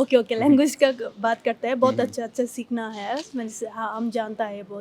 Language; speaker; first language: Hindi; non-native, learner; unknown